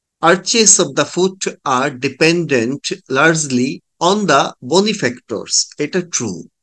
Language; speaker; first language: English; non-native, local second language; Bangla